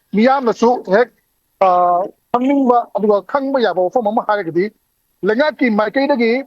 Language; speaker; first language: Manipuri; native; Manipuri